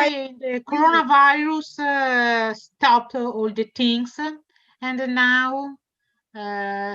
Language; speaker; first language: English; non-native, learner; Italian